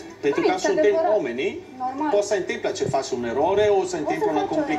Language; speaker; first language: Romanian; non-native, learner; Italian